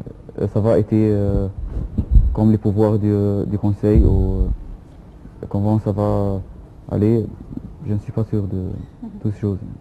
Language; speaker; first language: French; non-native, fluent; Arabic